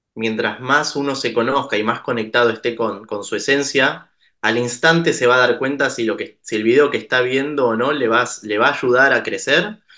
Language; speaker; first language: Spanish; native; Spanish